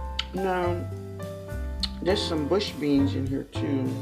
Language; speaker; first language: English; native; English